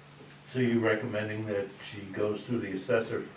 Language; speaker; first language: English; native; English